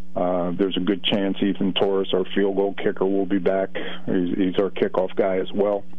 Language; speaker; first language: English; native; English